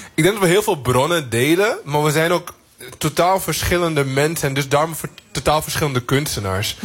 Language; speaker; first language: Dutch; native; Dutch